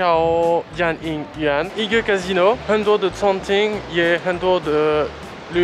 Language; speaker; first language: Chinese; non-native, learner; French